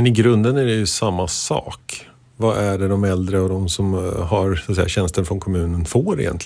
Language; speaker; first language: Swedish; native; Swedish